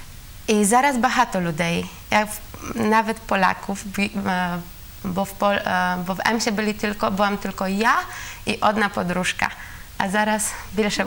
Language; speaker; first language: Ukrainian; non-native, learner; Polish